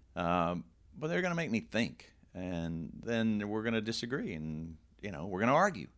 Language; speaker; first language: English; native; English